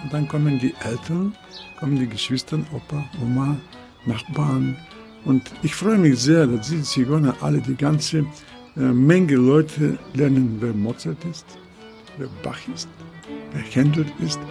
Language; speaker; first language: German; non-native, fluent; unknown